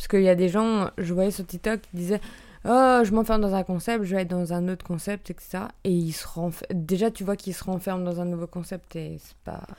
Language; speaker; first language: French; native; French